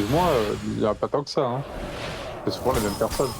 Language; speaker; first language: French; native; French